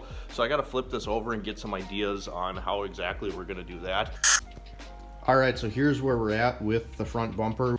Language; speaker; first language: English; native; English